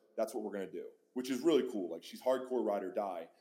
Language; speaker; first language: English; native; English